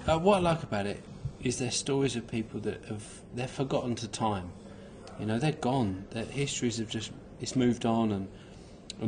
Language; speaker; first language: English; native; English